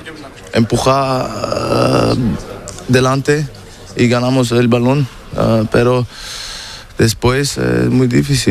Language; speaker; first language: Spanish; non-native, learner; German